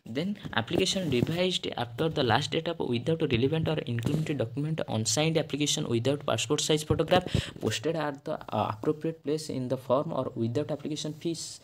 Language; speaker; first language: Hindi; non-native, local second language; Odia